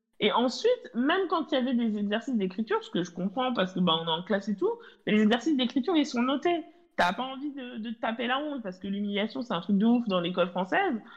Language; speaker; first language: French; native; French